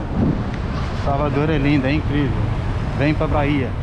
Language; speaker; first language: Portuguese; native; Portuguese